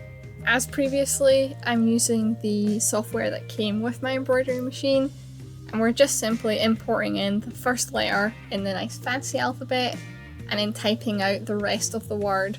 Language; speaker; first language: English; native; English